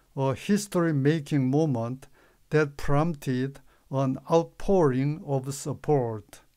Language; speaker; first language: English; non-native, fluent; Korean